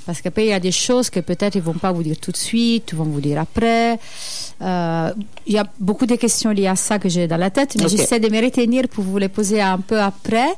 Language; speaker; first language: French; native; French